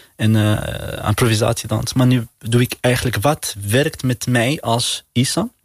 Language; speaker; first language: Dutch; non-native, learner; Arabic